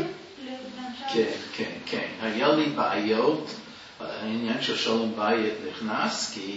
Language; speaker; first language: Hebrew; non-native, fluent; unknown